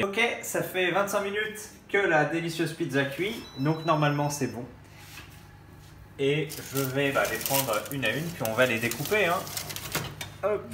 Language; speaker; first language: French; native; French